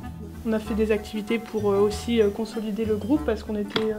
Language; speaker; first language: French; native; French